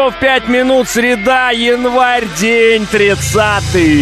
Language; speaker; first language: Russian; native; Russian